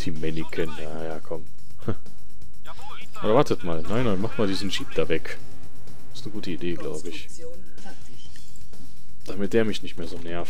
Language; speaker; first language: German; native; German